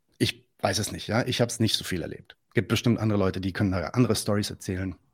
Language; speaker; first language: German; early bilingual, other home language; Arabic